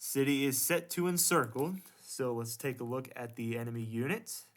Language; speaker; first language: English; native; English